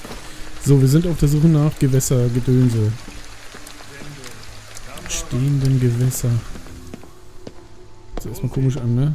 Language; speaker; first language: German; native; German